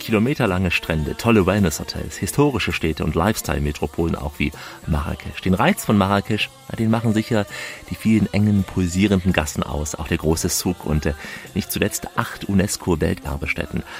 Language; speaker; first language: German; native; German